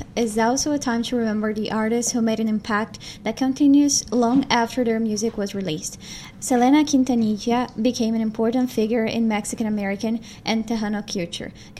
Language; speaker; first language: English; non-native, fluent; Portuguese